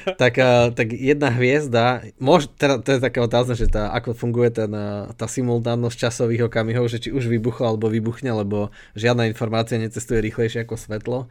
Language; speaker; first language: Slovak; native; Slovak